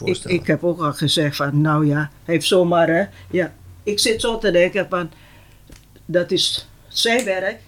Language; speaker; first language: Dutch; non-native, local second language; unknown